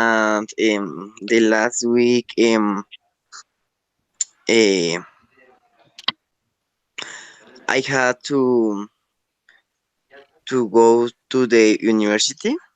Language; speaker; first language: English; non-native, learner; Spanish